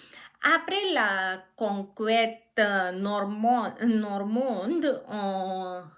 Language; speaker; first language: French; non-native, learner; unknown